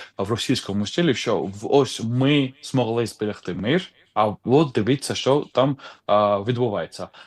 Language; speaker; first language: Ukrainian; non-native, fluent; Georgian